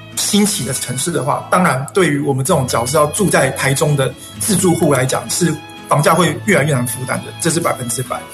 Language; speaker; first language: Chinese; native; Chinese